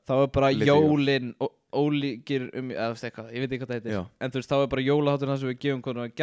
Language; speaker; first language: Icelandic; native; Icelandic